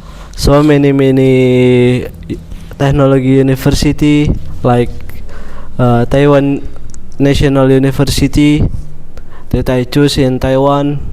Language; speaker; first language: English; non-native, learner; Indonesian